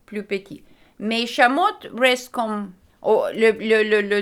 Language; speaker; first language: French; non-native, learner; Lithuanian